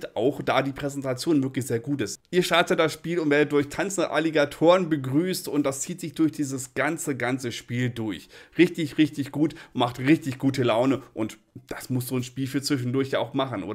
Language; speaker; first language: German; native; German